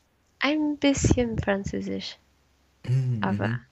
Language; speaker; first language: German; non-native, learner; Spanish